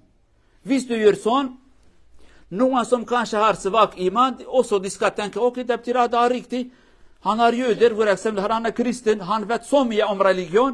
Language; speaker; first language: Norwegian; non-native, learner; Kurdish